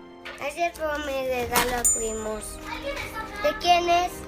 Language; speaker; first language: Spanish; early bilingual, heritage; English